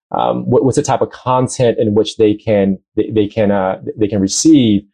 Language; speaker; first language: English; native; English